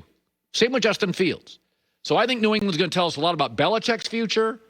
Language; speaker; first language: English; native; English